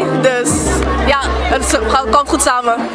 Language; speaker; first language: Dutch; non-native, local second language; Papiamento